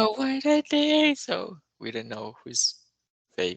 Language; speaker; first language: English; non-native, learner; Spanish